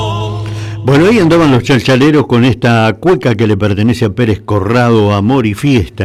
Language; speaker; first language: Spanish; native; Spanish